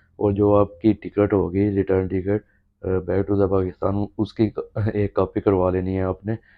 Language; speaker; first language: Urdu; non-native, local second language; Punjabi